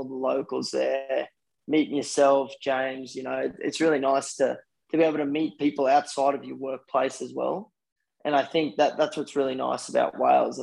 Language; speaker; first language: English; early bilingual, other home language; Afrikaans